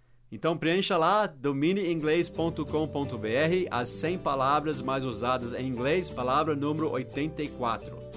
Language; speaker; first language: Portuguese; non-native, fluent; English